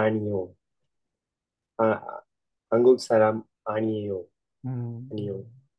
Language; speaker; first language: Korean; non-native, learner; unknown